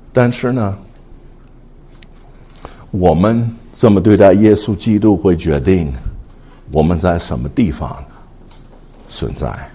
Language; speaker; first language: Chinese; non-native, fluent; English